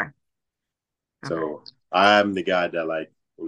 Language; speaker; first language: English; native; English